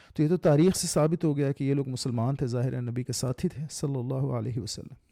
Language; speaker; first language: Urdu; native; Urdu